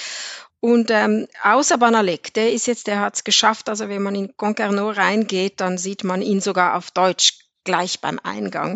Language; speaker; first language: German; native; German